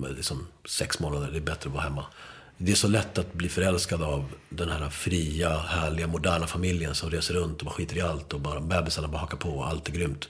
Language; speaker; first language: Swedish; early bilingual, other home language; Spanish